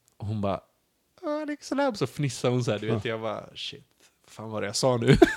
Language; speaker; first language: Swedish; early bilingual, other home language; Bosnian